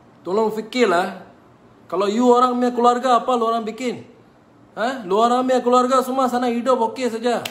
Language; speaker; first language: Malay; non-native, local second language; Tamil